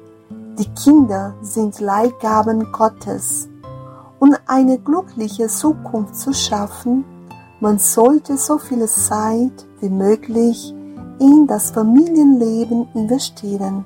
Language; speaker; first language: German; non-native, fluent; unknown